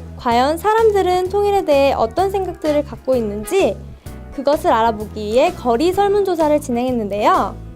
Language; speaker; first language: Korean; native; Korean